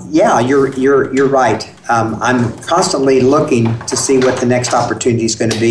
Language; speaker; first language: English; native; English